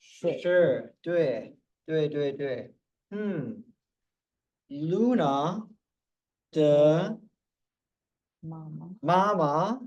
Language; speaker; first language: Chinese; non-native, fluent; English